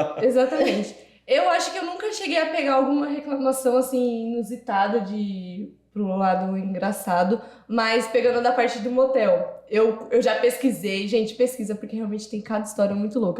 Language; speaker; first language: Portuguese; native; Portuguese